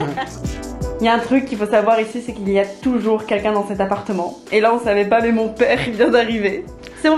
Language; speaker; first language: French; native; French